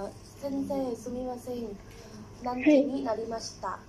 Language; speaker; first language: Japanese; non-native, learner; Thai